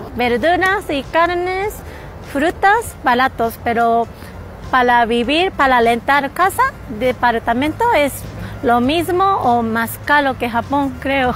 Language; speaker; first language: Spanish; non-native, learner; Japanese